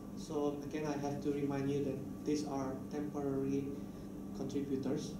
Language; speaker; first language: English; non-native, fluent; Indonesian